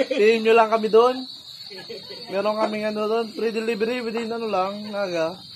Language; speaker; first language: Filipino; non-native, local second language; Hiligaynon